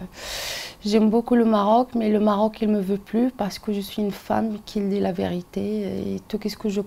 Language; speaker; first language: French; non-native, local second language; Arabic